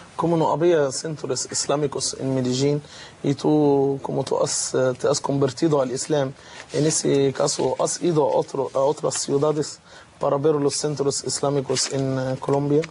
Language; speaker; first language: Spanish; non-native, fluent; Arabic